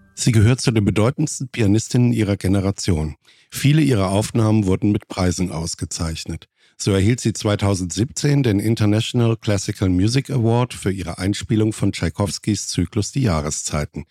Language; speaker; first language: German; native; German